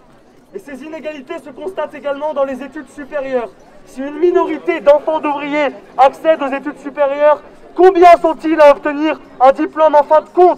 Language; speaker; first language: French; native; French